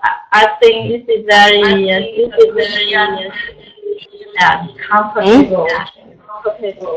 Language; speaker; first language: English; non-native, learner; Vietnamese